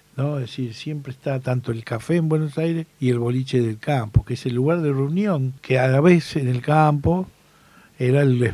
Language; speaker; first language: Spanish; native; Spanish